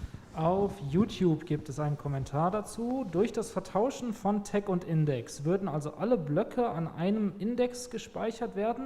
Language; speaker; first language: German; native; German